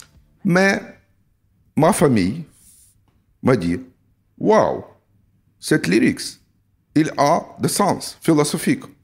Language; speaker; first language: French; non-native, learner; Russian